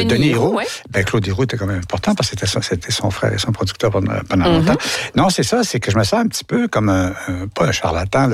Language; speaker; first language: French; native; French